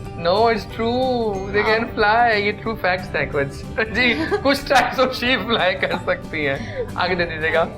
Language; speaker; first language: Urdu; native; Urdu